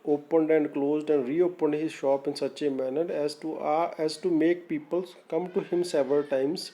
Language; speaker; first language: English; non-native, local second language; Punjabi